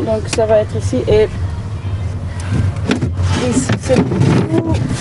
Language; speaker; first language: French; non-native, learner; Dutch